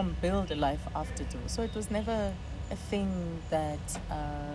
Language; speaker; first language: English; non-native, local second language; Zulu